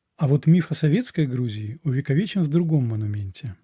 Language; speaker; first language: Russian; native; Russian